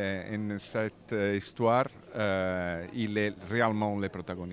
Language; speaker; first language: French; non-native, learner; Italian